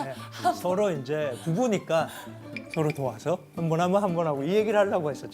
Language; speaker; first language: Korean; native; Korean